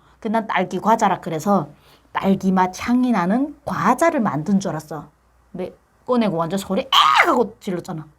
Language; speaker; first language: Korean; native; Korean